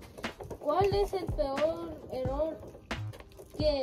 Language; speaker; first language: Spanish; early bilingual, heritage; Spanish